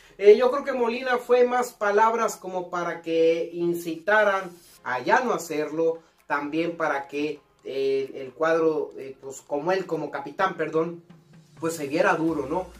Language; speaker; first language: Spanish; native; Spanish